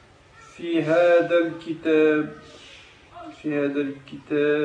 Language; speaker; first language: Arabic; non-native, learner; French